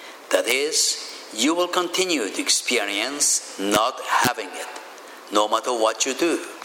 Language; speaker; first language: English; non-native, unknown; Japanese